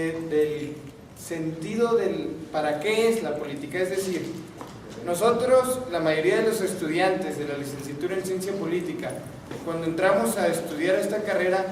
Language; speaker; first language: Spanish; native; Spanish